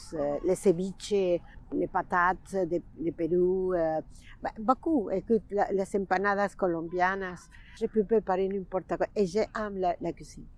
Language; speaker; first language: French; non-native, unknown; Spanish